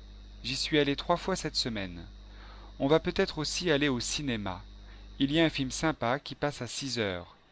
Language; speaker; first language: French; non-native, learner; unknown